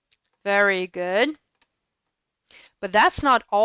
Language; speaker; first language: English; non-native, fluent; Russian